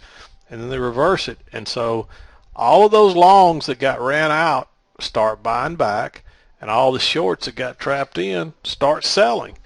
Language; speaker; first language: English; native; English